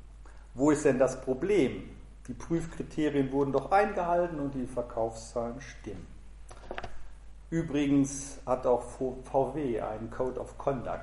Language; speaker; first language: German; native; German